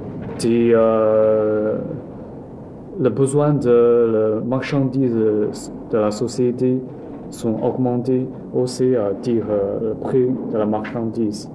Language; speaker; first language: French; non-native, learner; Chinese